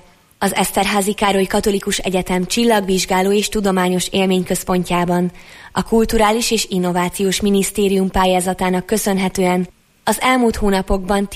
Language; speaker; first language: Hungarian; native; Hungarian